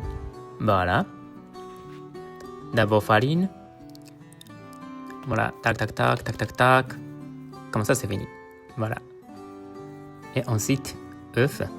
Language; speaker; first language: French; non-native, learner; Japanese